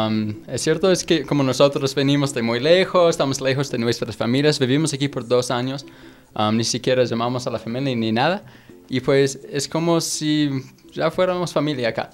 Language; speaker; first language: Spanish; non-native, fluent; English